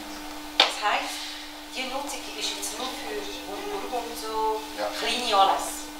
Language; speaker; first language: German; early bilingual, other home language; Tibetan